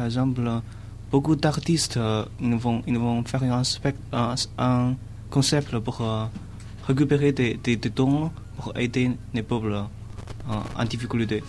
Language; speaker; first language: French; non-native, learner; Chinese